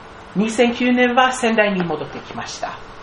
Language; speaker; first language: Japanese; non-native, fluent; English